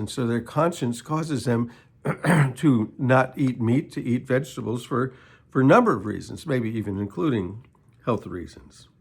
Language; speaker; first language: English; native; English